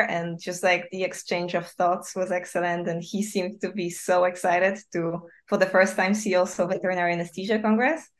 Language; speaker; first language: English; non-native, fluent; Polish